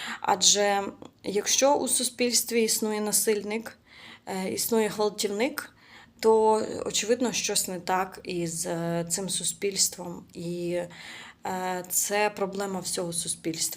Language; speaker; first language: Ukrainian; native; Ukrainian